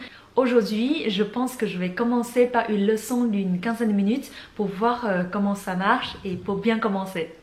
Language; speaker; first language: French; non-native, fluent; Vietnamese